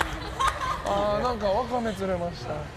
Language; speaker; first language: Japanese; native; Japanese